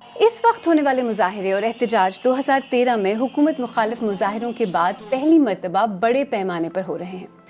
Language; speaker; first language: Urdu; native; Urdu